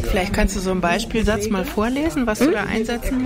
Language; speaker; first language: German; native; German